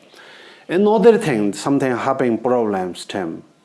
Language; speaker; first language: English; non-native, learner; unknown